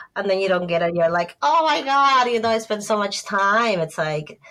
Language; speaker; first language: English; non-native, fluent; Spanish